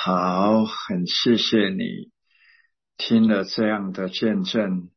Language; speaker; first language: Chinese; native; Chinese